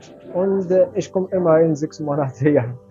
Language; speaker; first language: German; non-native, learner; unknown